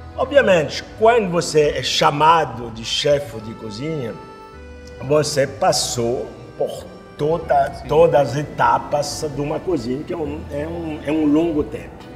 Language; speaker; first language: Portuguese; non-native, fluent; French